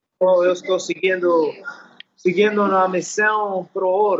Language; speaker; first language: Portuguese; non-native, learner; English